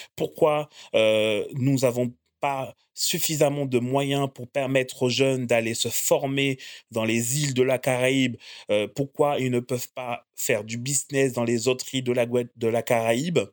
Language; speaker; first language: French; native; French